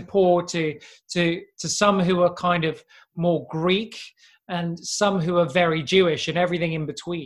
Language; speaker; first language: English; native; English